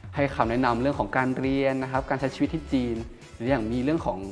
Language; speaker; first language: Thai; native; Thai